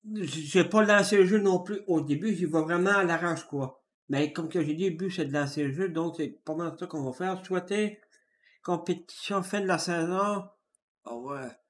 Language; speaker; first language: French; native; French